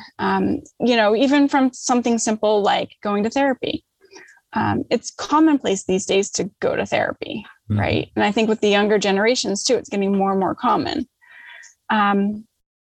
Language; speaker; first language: English; native; English